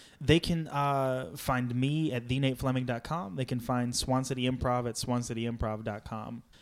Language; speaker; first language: English; native; English